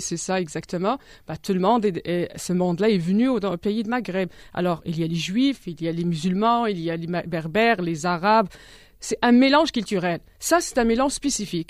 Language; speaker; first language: French; non-native, local second language; Arabic